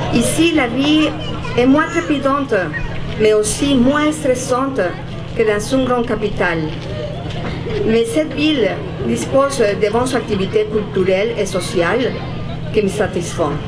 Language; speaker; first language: French; non-native, fluent; Spanish